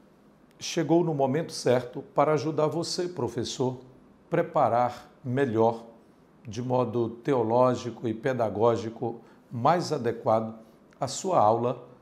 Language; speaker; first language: Portuguese; native; Portuguese